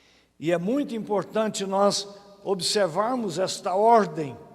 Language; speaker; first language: Portuguese; native; Portuguese